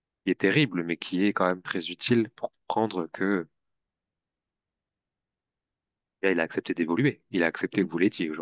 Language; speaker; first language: French; native; French